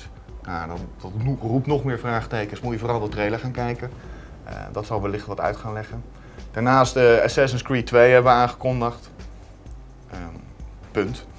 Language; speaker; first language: Dutch; native; Dutch